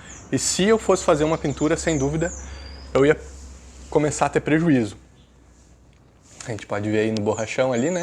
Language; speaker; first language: Portuguese; native; Portuguese